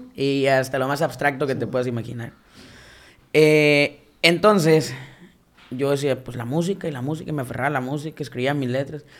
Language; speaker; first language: Spanish; native; Spanish